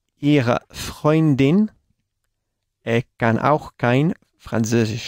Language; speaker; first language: German; non-native, learner; Spanish